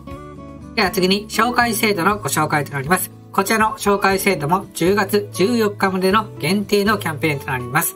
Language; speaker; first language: Japanese; native; Japanese